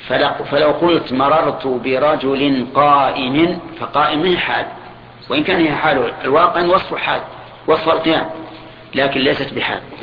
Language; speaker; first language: Arabic; native; Arabic